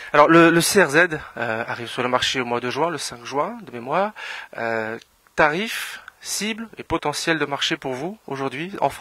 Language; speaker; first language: French; native; French